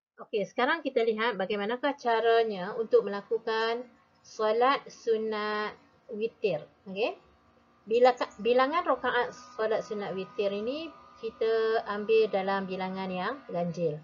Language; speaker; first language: Malay; native; Malay